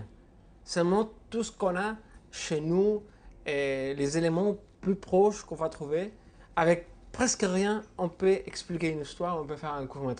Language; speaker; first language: French; non-native, fluent; Spanish